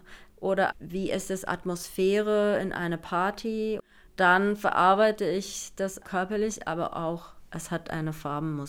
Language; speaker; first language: German; non-native, fluent; Finnish